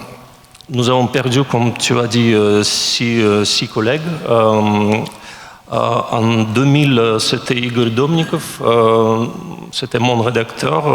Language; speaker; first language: French; non-native, fluent; Russian